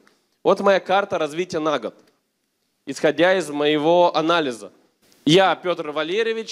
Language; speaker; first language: Russian; native; Russian